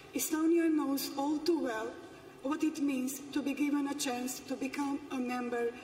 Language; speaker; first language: English; non-native, fluent; Macedonian